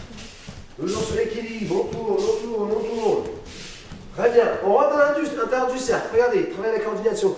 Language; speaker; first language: French; native; French